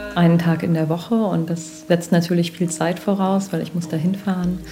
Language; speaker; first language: German; native; German